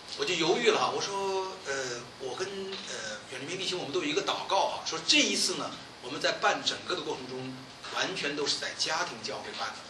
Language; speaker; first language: Chinese; native; Chinese